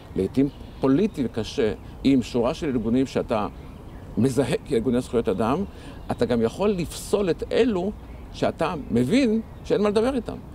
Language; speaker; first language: Hebrew; early bilingual, other home language; Arabic